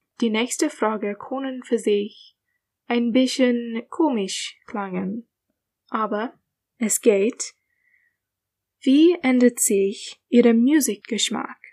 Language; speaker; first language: German; non-native, learner; English